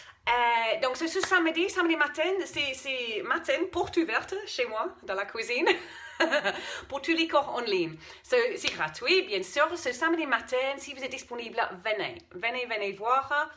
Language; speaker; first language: French; non-native, fluent; English